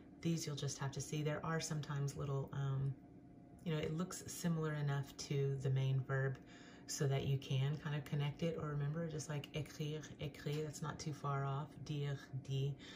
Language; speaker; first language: English; native; English